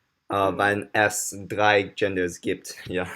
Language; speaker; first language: German; non-native, learner; English